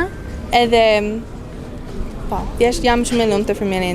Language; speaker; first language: Albanian; non-native, fluent; English